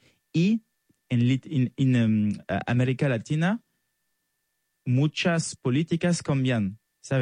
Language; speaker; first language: Spanish; non-native, learner; French